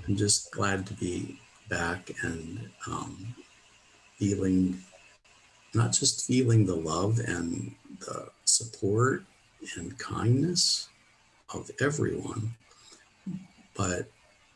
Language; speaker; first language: English; native; English